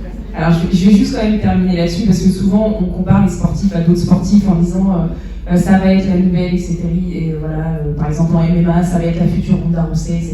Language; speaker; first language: French; native; French